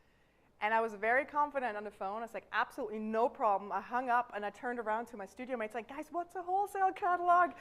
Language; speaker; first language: English; non-native, fluent; German